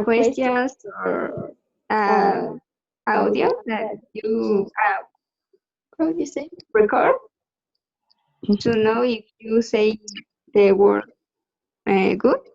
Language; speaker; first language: English; non-native, learner; Spanish